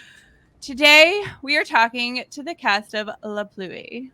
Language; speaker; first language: English; native; English